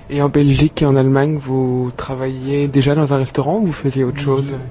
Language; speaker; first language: French; native; French